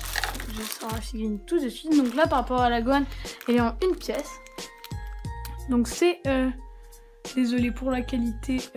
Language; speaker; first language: French; native; French